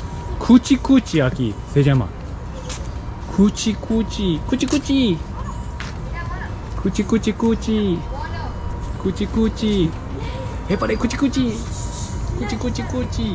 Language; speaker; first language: Spanish; non-native, learner; Japanese